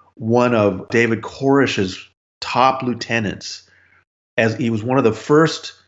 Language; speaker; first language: English; native; English